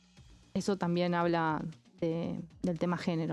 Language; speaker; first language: Spanish; native; Spanish